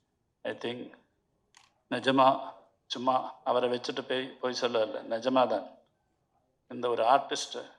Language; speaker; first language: Tamil; non-native, learner; Malayalam